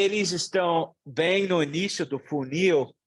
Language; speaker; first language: Portuguese; non-native, learner; English